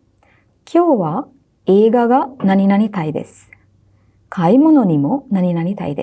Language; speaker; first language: Japanese; non-native, fluent; Sinhala